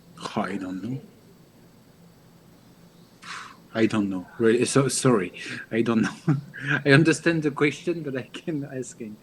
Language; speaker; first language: English; non-native, learner; French